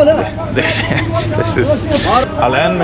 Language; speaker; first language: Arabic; non-native, learner; English